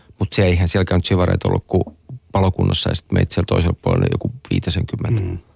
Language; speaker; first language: Finnish; native; Finnish